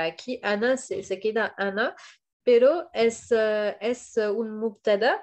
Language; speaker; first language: Spanish; non-native, fluent; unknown